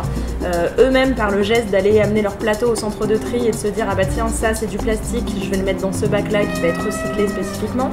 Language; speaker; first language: French; native; French